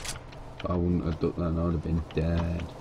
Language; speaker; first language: English; native; English